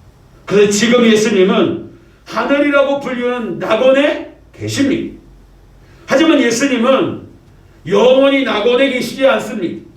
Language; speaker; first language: Korean; native; Korean